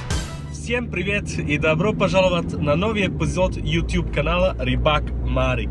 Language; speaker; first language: Russian; early bilingual, heritage; Russian